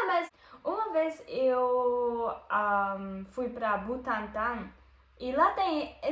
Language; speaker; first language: Portuguese; non-native, learner; German